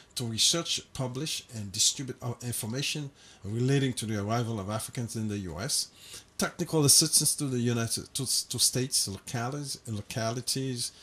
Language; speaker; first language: English; non-native, fluent; Haitian Creole